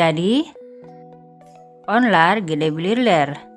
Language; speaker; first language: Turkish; non-native, fluent; Indonesian